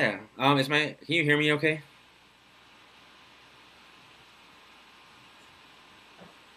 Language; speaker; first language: English; native; English